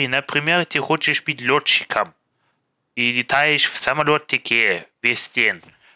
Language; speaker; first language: Russian; non-native, fluent; German